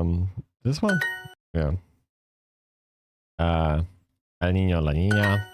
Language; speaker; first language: Spanish; non-native, learner; Polish